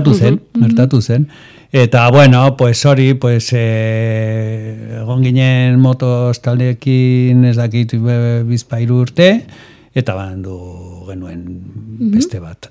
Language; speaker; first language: Basque; non-native, local second language; Spanish